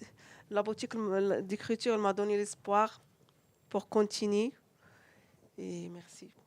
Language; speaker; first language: French; non-native, learner; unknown